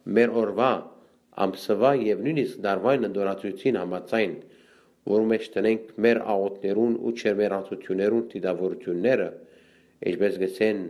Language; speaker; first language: Armenian; early bilingual, heritage; Armenian